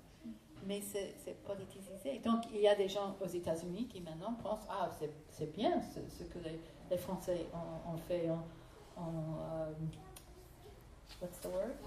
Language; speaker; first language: French; non-native, fluent; English